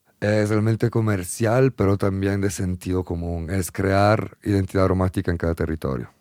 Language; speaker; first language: Spanish; non-native, fluent; Italian